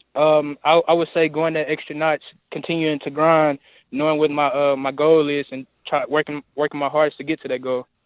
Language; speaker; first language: English; native; English